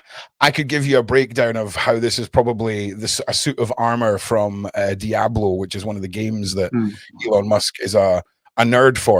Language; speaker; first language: English; native; English